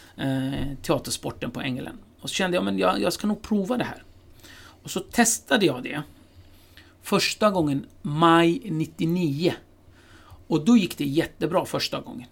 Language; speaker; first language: Swedish; early bilingual, other home language; Kurdish